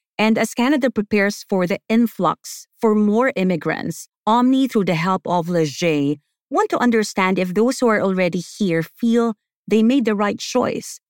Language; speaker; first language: English; non-native, local second language; Filipino